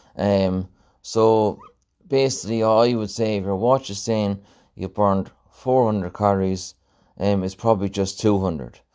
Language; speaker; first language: English; native; English